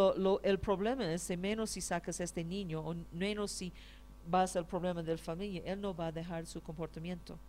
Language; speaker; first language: Spanish; non-native, fluent; English